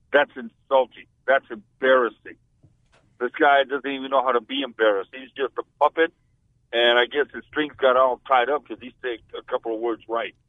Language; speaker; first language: English; early bilingual, other home language; Spanish